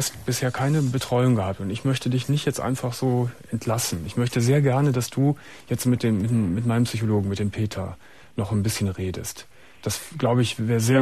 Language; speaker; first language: German; native; German